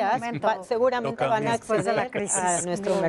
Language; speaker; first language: Spanish; native; Spanish